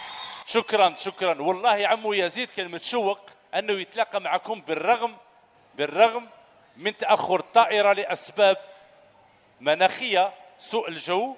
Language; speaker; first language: Arabic; native; Arabic